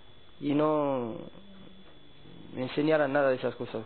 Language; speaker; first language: Spanish; non-native, learner; Arabic